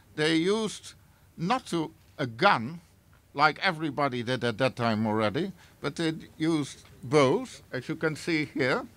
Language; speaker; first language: English; non-native, fluent; Dutch